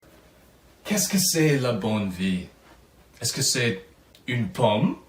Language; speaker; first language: French; non-native, fluent; English